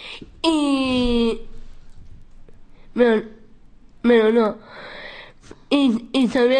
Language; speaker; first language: Spanish; non-native, local second language; Basque